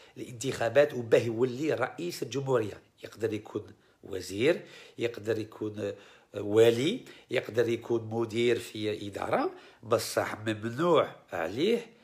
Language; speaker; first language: Arabic; early bilingual, heritage; Arabic